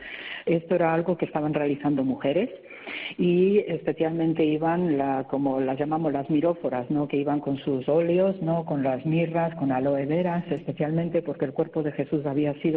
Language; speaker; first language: Spanish; native; Spanish